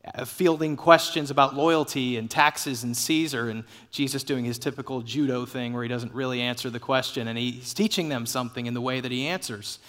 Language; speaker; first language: English; native; English